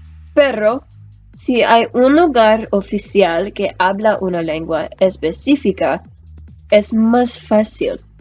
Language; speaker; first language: Spanish; non-native, learner; English